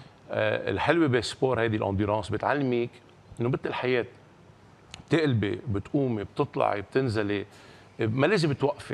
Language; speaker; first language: Arabic; native; Arabic